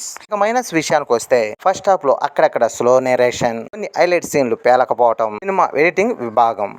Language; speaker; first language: Telugu; native; Telugu